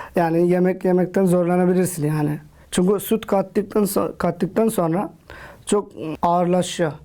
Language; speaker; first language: Turkish; non-native, fluent; Urdu